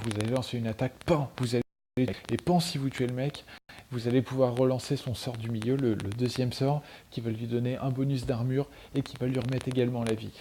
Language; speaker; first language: French; native; French